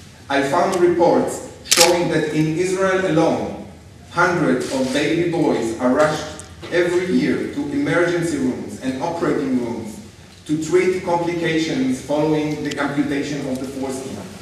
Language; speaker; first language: English; non-native, fluent; Hebrew